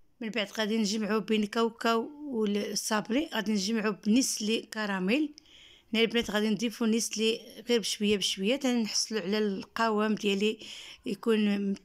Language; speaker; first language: Arabic; native; Arabic